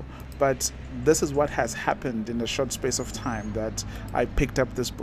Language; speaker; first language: English; non-native, local second language; Zulu